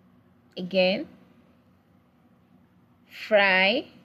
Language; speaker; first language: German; non-native, learner; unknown